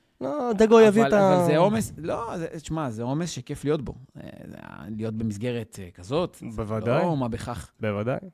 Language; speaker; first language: Hebrew; native; Hebrew